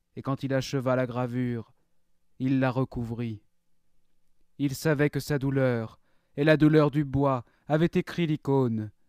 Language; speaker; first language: French; native; French